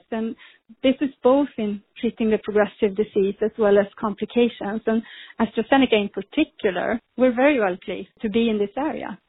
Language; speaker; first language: English; non-native, fluent; Swedish